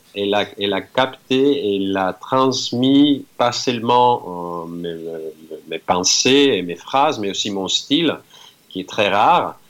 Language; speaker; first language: French; non-native, fluent; Greek